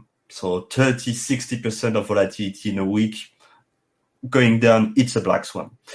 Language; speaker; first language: English; non-native, fluent; French